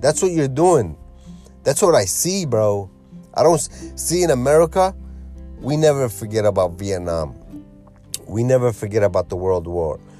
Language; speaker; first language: English; early bilingual, other home language; Arabic